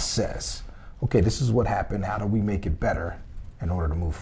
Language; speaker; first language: English; native; English